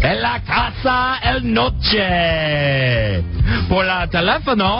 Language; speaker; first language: Spanish; non-native, learner; English